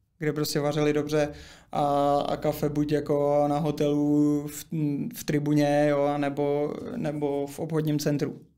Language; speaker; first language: Czech; native; Czech